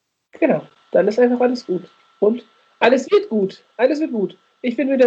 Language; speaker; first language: German; native; German